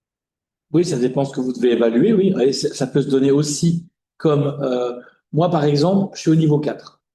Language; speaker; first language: French; native; French